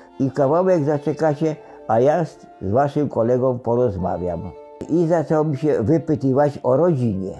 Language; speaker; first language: Polish; native; Polish